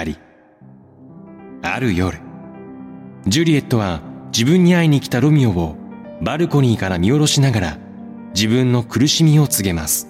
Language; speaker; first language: Japanese; native; Japanese